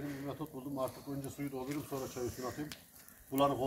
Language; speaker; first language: Turkish; native; Turkish